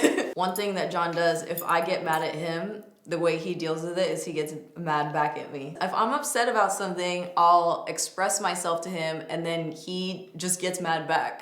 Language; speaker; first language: English; native; English